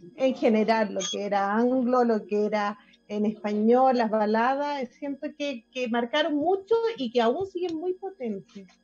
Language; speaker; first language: Spanish; native; Spanish